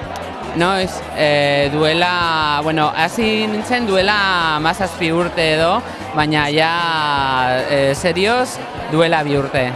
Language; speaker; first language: Basque; non-native, learner; Spanish